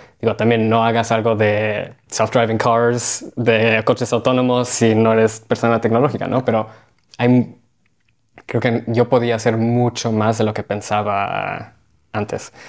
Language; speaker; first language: Spanish; early bilingual, heritage; Spanish